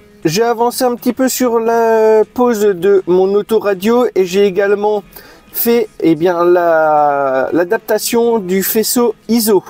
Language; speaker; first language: French; native; French